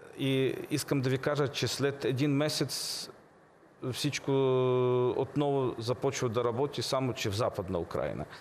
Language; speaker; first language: Bulgarian; early bilingual, heritage; Bulgarian